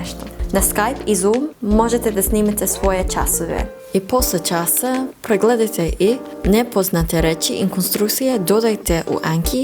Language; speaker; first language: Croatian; non-native, learner; English